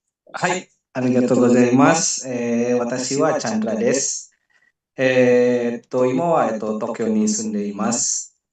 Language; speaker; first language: Japanese; non-native, fluent; Indonesian